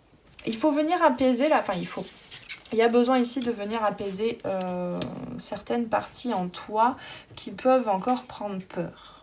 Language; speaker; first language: French; native; French